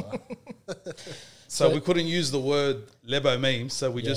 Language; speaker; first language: English; native; English